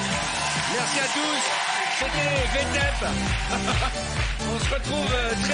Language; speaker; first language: French; native; French